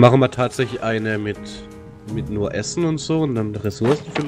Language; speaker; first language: German; native; German